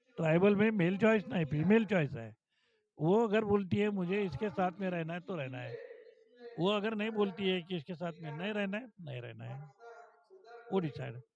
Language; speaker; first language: Hindi; non-native, local second language; Marathi